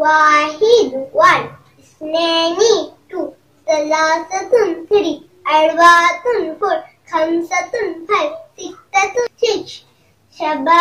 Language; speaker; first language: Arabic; non-native, learner; Bangla